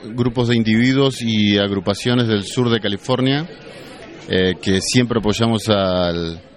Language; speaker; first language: Spanish; native; Spanish